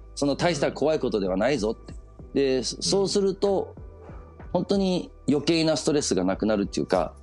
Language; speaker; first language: Japanese; early bilingual, heritage; Danish